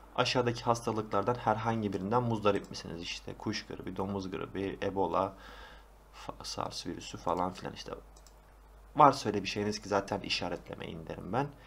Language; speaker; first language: Turkish; native; Turkish